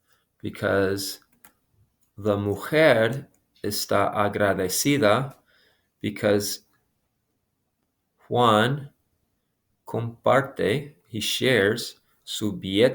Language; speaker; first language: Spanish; non-native, fluent; English